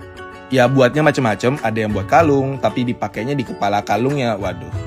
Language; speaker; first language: Indonesian; native; Indonesian